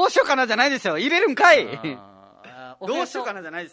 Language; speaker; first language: Japanese; non-native, fluent; Nepali